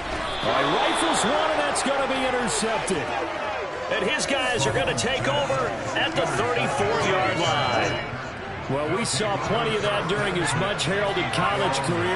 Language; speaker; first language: English; native; English